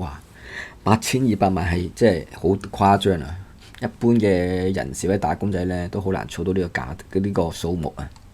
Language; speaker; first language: Cantonese; native; Cantonese